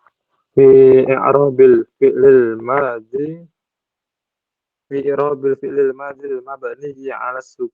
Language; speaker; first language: Arabic; non-native, learner; Indonesian